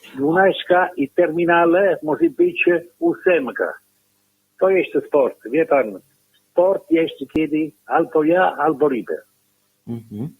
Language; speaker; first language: Polish; non-native, learner; Italian